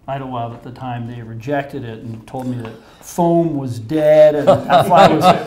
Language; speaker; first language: English; native; English